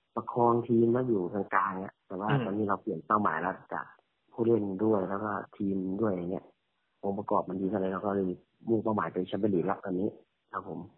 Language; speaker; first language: Thai; native; Thai